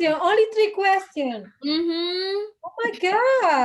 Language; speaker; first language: English; non-native, learner; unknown